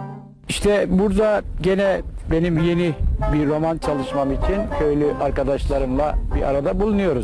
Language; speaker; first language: Turkish; native; Turkish